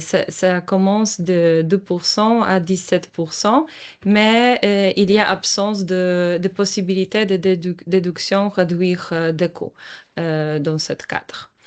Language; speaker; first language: French; non-native, learner; Polish